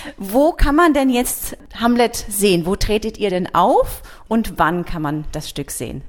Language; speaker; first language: German; native; German